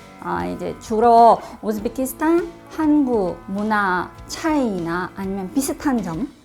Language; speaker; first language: Korean; non-native, fluent; Russian